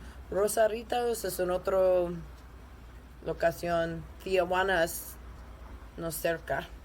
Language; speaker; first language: Spanish; non-native, learner; English